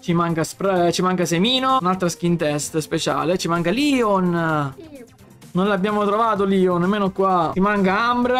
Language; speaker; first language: Italian; native; Italian